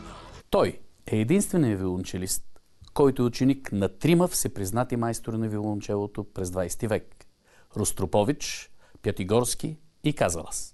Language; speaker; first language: Bulgarian; native; Bulgarian